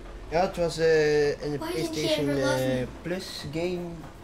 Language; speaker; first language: English; non-native, learner; Dutch